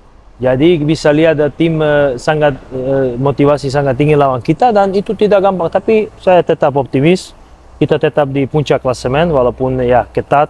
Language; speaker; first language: Indonesian; non-native, fluent; Serbian